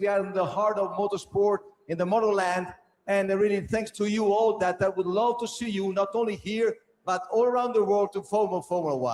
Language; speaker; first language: English; non-native, fluent; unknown